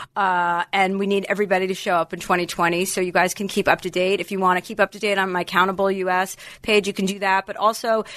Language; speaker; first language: English; native; English